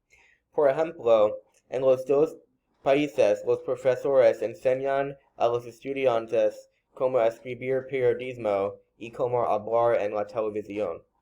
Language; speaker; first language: Spanish; non-native, learner; English